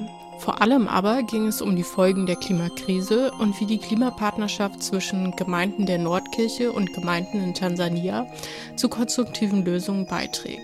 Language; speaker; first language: German; native; German